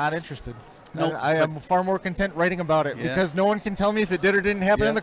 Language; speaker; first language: English; native; English